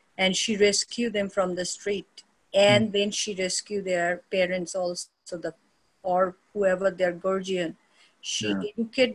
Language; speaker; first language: English; non-native, local second language; Bangla